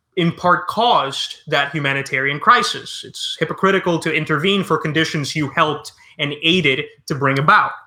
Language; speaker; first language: English; early bilingual, other home language; Spanish